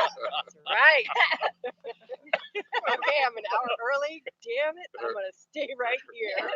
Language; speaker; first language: English; native; English